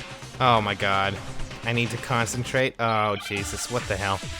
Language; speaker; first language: English; native; English